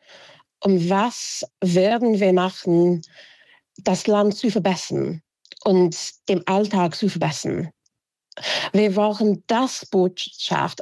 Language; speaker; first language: German; non-native, fluent; English